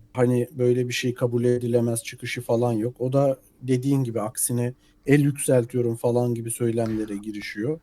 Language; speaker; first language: Turkish; native; Turkish